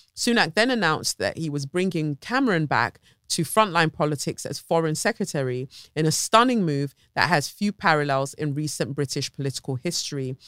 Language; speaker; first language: English; native; English